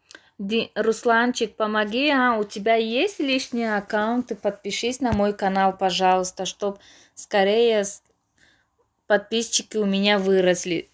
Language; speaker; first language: Russian; non-native, local second language; Tajik